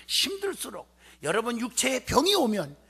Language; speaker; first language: Korean; native; Korean